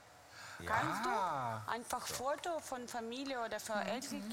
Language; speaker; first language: German; non-native, fluent; Russian